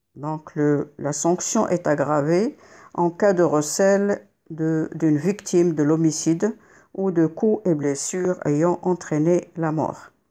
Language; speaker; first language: French; non-native, local second language; Arabic